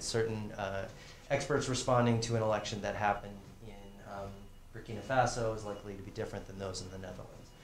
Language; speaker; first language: English; native; English